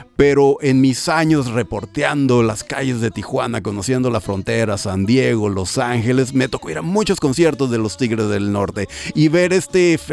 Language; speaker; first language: Spanish; native; Spanish